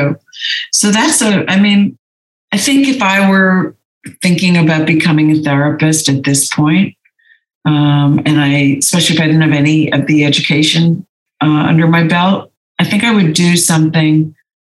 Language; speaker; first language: English; native; English